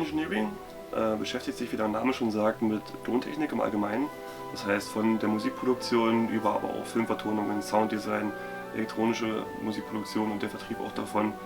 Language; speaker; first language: German; native; German